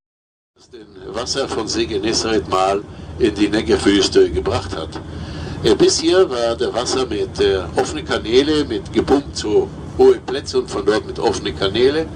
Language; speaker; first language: German; non-native, learner; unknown